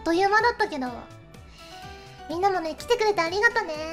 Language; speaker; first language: Japanese; native; Japanese